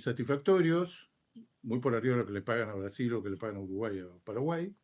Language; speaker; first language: Spanish; native; Spanish